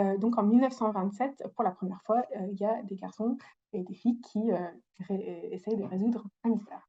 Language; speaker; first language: French; non-native, fluent; English